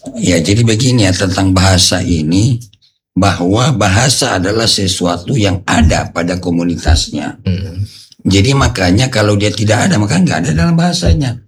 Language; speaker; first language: Indonesian; non-native, local second language; Batak Toba